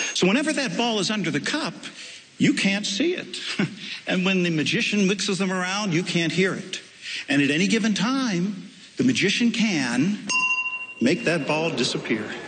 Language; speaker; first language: English; native; English